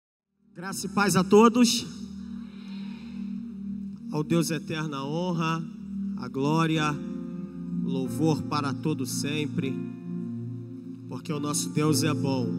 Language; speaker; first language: Portuguese; native; Portuguese